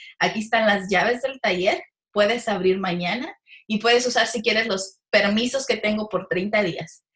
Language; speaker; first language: Spanish; early bilingual, heritage; Spanish